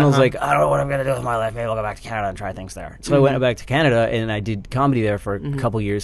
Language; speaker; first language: English; native; English